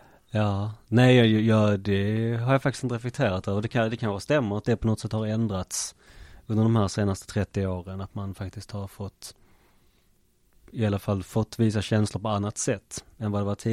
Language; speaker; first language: Swedish; native; Swedish